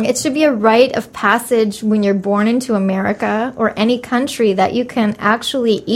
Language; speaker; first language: English; native; English